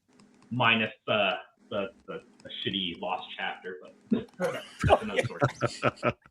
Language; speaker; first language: English; native; English